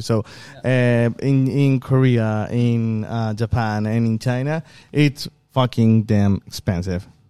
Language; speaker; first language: English; non-native, fluent; Spanish